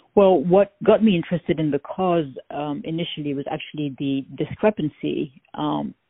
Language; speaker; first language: English; non-native, fluent; French